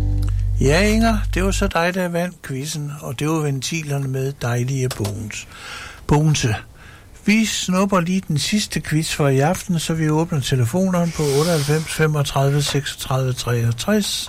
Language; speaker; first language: Danish; native; Danish